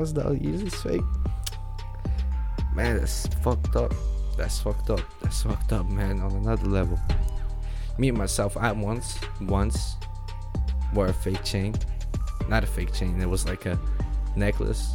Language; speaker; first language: English; non-native, fluent; Dutch